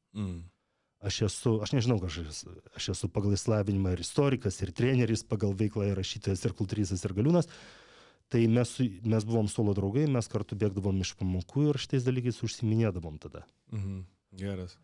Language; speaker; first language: Lithuanian; native; Lithuanian